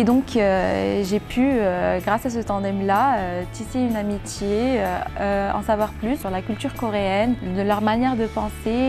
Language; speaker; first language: French; non-native, local second language; Arabic